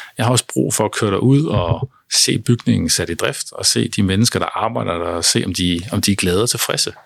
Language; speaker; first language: Danish; native; Danish